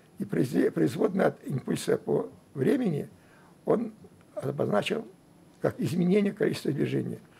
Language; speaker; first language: Russian; native; Russian